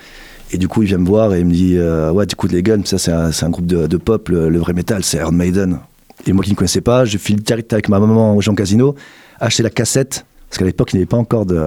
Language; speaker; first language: French; native; French